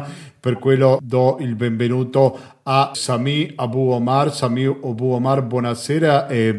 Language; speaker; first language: Italian; non-native, fluent; Spanish